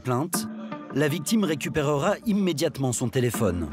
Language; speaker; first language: French; native; French